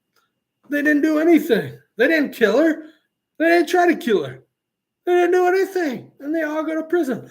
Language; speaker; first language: English; native; English